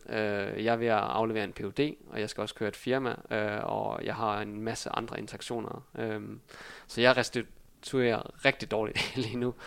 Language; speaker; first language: Danish; early bilingual, other home language; Vietnamese